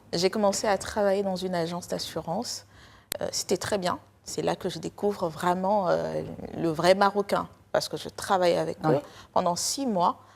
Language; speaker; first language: French; non-native, local second language; Lingala